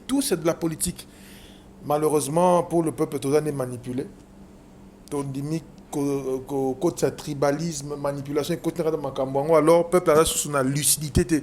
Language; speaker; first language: French; non-native, local second language; Lingala